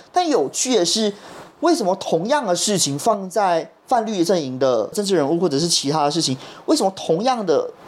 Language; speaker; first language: Chinese; native; Chinese